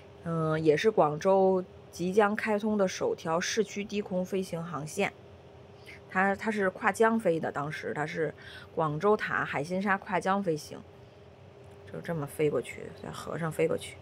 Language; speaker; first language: Chinese; native; Chinese